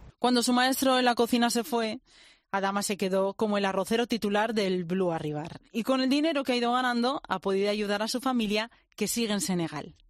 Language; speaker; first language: Spanish; native; Spanish